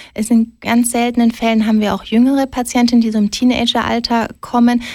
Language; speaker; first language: German; early bilingual, other home language; Greek